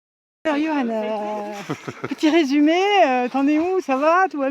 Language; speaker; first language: French; native; French